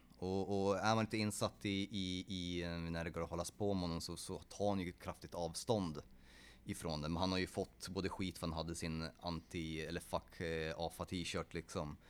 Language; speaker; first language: Swedish; early bilingual, other home language; Polish